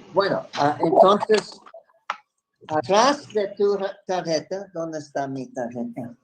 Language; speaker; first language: Spanish; non-native, fluent; English